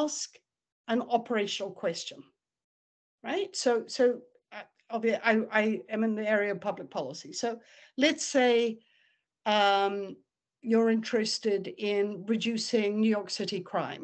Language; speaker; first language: English; native; English